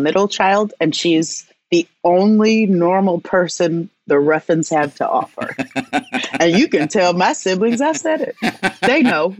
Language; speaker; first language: English; native; English